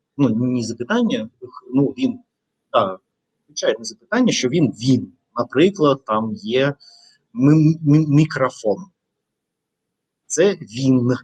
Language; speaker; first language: Ukrainian; non-native, fluent; Russian